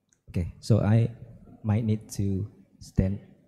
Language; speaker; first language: English; non-native, fluent; Indonesian